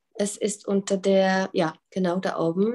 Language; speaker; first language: German; non-native, fluent; Czech